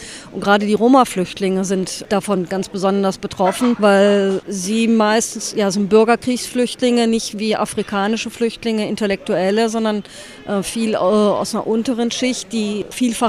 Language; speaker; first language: German; native; German